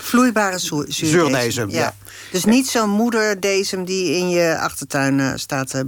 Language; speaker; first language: Dutch; native; Dutch